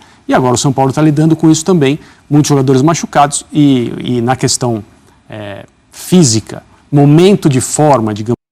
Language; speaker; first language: Portuguese; native; Portuguese